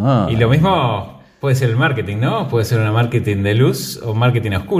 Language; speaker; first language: Spanish; native; Spanish